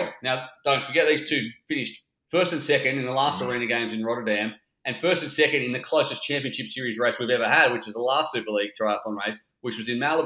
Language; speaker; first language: English; native; English